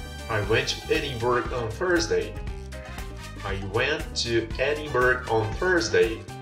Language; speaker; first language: English; non-native, fluent; Portuguese